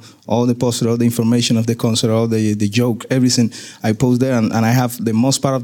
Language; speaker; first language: English; non-native, learner; Spanish